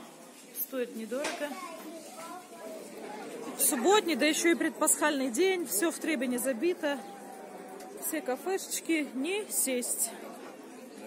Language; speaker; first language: Russian; native; Russian